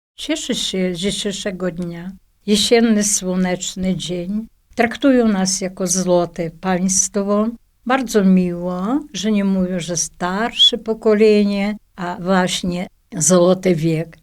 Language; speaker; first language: Polish; early bilingual, heritage; Polish